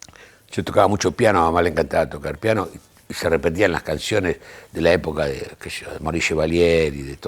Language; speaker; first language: Spanish; early bilingual, other home language; Ladino